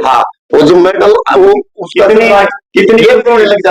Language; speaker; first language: Hindi; native; Hindi